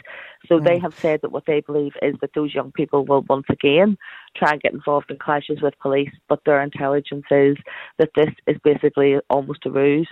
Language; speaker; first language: English; native; English